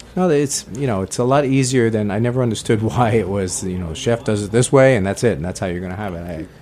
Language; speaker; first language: English; native; English